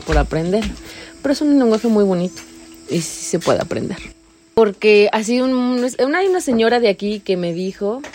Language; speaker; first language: Spanish; non-native, local second language; Nahuatl languages